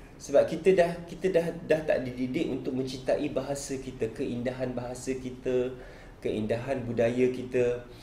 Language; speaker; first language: Malay; native; Malay